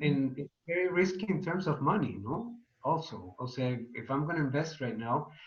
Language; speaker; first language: English; non-native, fluent; Spanish